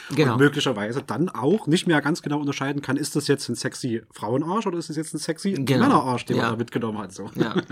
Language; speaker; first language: German; non-native, fluent; Russian